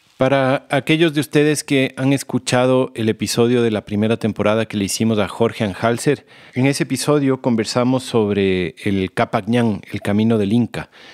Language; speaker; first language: Spanish; native; Spanish